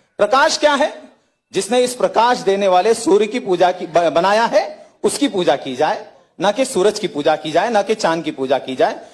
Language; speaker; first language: Hindi; native; Hindi